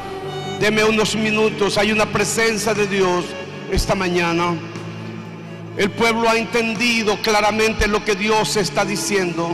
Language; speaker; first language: Spanish; native; Spanish